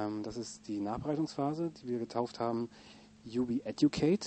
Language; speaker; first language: German; native; German